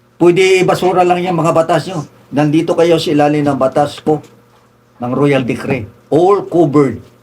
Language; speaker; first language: Filipino; non-native, local second language; Tausug